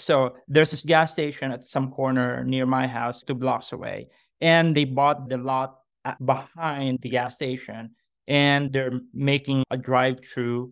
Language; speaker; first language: English; non-native, local second language; Filipino